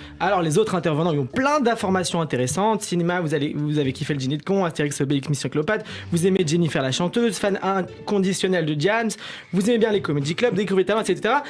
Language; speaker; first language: French; native; French